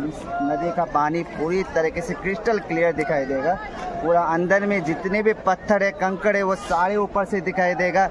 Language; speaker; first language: Hindi; non-native, local second language; Nepali